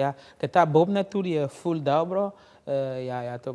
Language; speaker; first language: Slovenian; non-native, learner; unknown